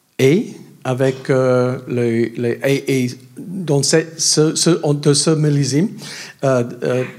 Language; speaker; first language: French; non-native, learner; English